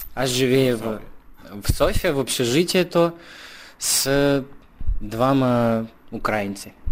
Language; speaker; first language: Bulgarian; early bilingual, heritage; Bulgarian